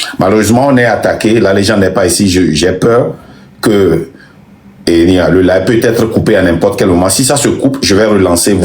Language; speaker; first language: French; non-native, local second language; Ewe